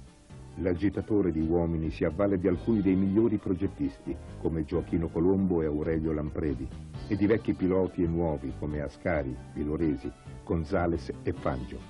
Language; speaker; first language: Italian; native; Italian